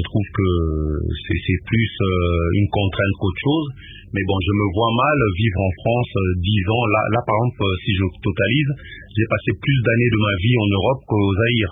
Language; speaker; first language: French; non-native, local second language; Lingala